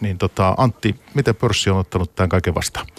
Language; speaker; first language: Finnish; native; Finnish